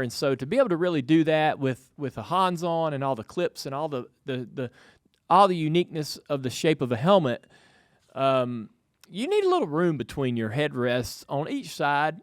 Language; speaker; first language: English; native; English